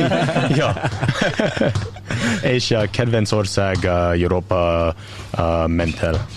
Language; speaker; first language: Hungarian; non-native, learner; English